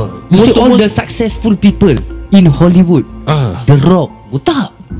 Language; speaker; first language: English; non-native, local second language; Malay